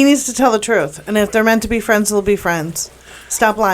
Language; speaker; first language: English; native; English